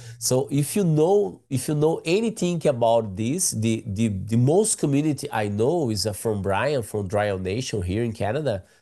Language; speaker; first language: English; non-native, learner; Portuguese